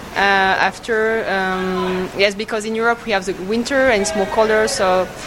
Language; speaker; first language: English; non-native, learner; French